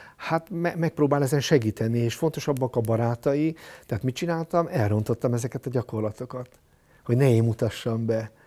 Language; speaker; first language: Hungarian; native; Hungarian